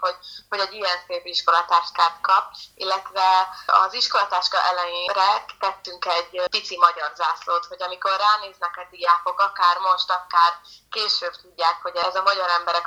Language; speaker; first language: Hungarian; native; Hungarian